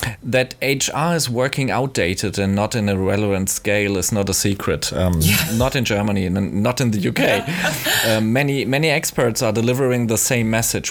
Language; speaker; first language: English; non-native, fluent; German